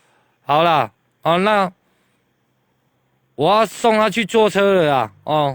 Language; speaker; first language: Chinese; native; Chinese